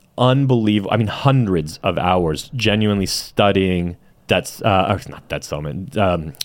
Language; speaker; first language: English; native; English